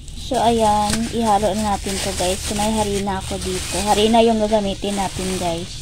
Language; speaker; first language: Filipino; non-native, local second language; Cebuano